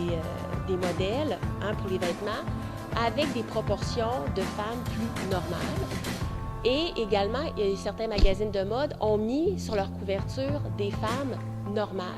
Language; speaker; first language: French; native; French